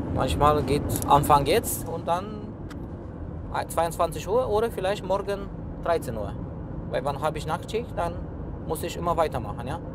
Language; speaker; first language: German; non-native, fluent; Polish